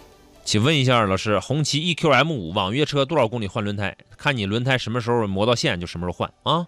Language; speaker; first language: Chinese; native; Chinese